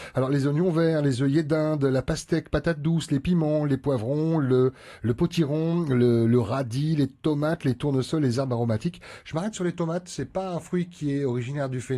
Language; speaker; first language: French; native; French